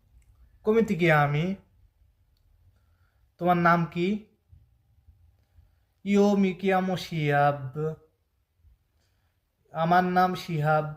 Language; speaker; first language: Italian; non-native, fluent; Bangla